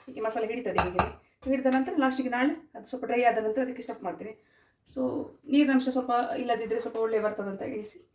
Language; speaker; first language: Kannada; non-native, local second language; Konkani